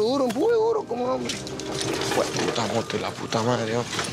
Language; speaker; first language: Spanish; native; Spanish